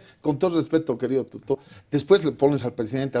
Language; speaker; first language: Spanish; native; Spanish